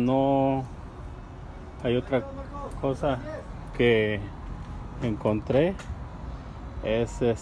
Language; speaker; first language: Spanish; native; Spanish